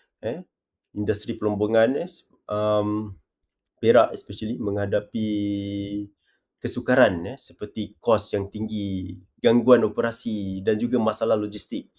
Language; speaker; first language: Malay; native; Malay